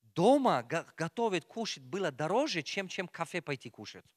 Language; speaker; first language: Russian; non-native, local second language; Tajik